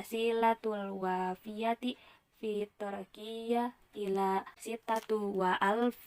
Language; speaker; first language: Arabic; non-native, learner; Indonesian